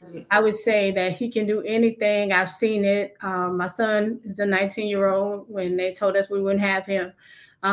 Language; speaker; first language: English; native; English